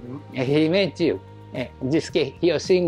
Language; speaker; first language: Portuguese; non-native, learner; Japanese